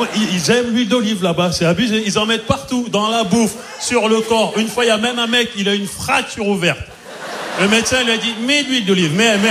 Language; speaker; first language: French; early bilingual, other home language; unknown